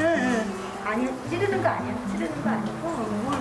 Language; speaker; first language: Korean; native; Korean